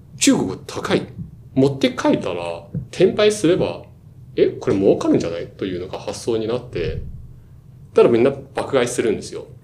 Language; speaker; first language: Japanese; non-native, fluent; Chinese